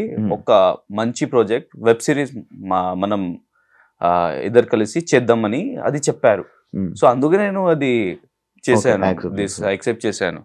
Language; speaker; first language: Telugu; non-native, learner; Hindi